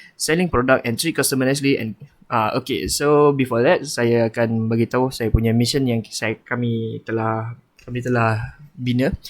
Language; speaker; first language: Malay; native; Malay